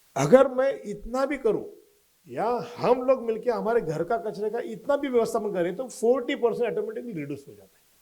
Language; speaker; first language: Hindi; non-native, local second language; Marathi